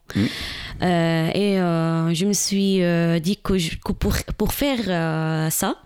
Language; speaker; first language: French; non-native, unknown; Arabic